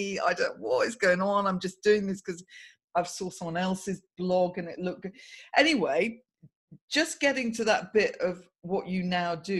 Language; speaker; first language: English; native; English